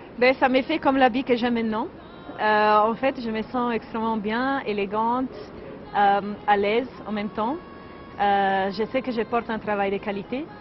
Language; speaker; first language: French; non-native, fluent; Italian